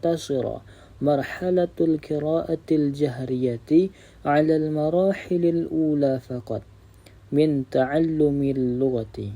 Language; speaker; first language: Arabic; non-native, learner; Indonesian